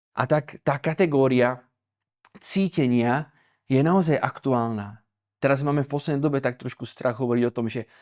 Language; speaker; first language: Slovak; native; Slovak